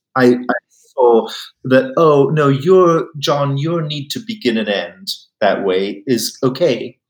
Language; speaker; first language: English; native; English